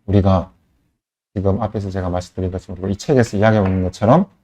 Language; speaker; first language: Korean; native; Korean